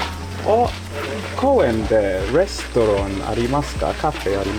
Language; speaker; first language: Japanese; non-native, learner; English